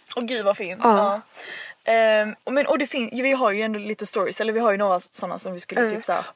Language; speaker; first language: Swedish; native; Swedish